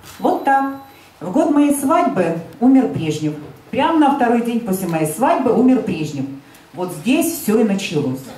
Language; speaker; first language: Russian; native; Russian